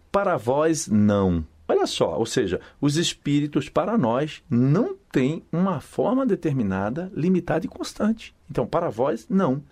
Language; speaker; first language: Portuguese; native; Portuguese